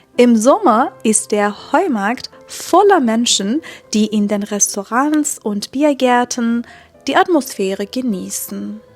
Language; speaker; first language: German; non-native, fluent; Persian